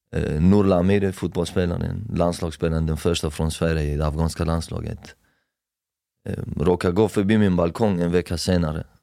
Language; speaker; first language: Swedish; early bilingual, other home language; Persian